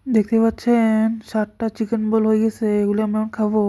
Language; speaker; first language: Hindi; non-native, learner; Bangla